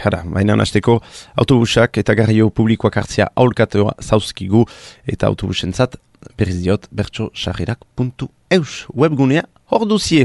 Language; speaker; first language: Basque; native; Basque